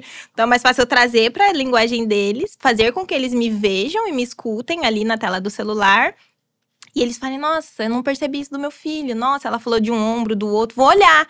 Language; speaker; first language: Portuguese; native; Portuguese